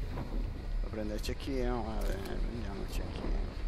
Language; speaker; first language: Italian; native; Italian